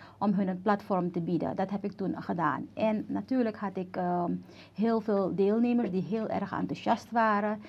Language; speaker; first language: Dutch; native; Dutch